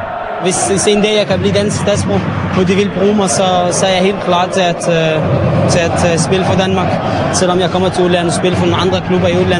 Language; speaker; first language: Danish; non-native, fluent; Arabic